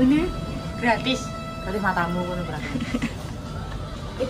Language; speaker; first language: Indonesian; non-native, local second language; Javanese